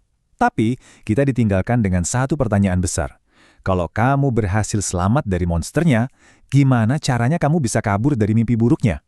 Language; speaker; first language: Indonesian; native; Indonesian